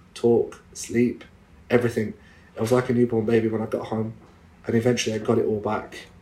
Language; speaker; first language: English; native; English